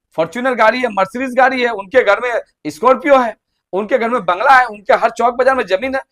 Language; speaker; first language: Hindi; non-native, local second language; Bangla